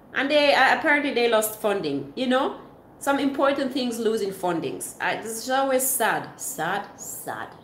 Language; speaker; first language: English; non-native, fluent; Swiss German